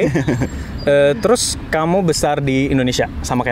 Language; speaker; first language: Indonesian; native; Indonesian